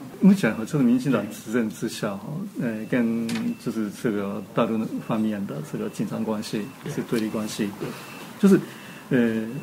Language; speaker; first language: Chinese; non-native, fluent; Japanese